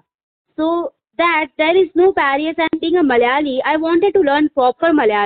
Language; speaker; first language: English; non-native, local second language; Malayalam